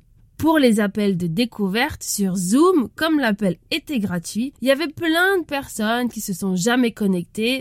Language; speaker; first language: French; native; French